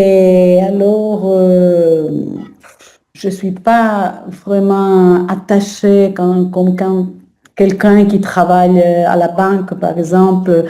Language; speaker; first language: French; non-native, fluent; Italian